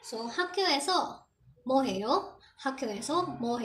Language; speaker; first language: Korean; non-native, fluent; Filipino